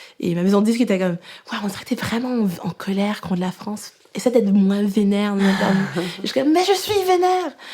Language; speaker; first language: French; native; French